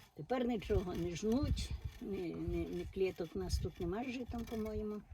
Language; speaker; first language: Ukrainian; native; Ukrainian